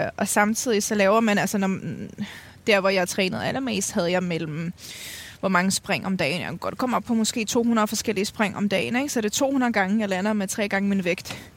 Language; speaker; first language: Danish; early bilingual, other home language; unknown